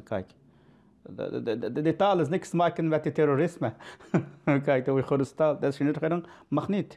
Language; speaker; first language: Dutch; non-native, learner; Uyghur